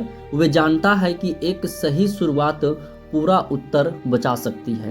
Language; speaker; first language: Hindi; native; Hindi